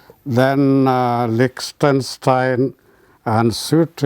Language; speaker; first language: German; non-native, fluent; Malayalam